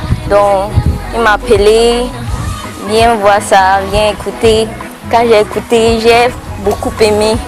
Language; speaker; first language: French; non-native, local second language; English